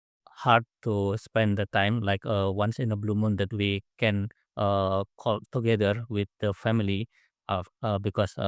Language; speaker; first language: English; non-native, learner; Indonesian